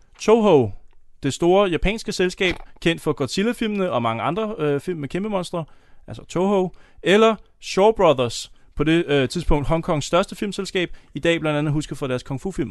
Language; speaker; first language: Danish; native; Danish